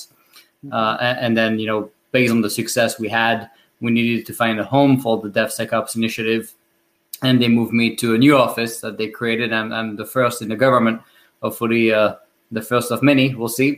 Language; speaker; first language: English; non-native, fluent; French